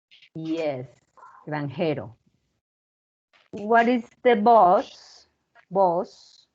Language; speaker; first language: English; non-native, learner; Spanish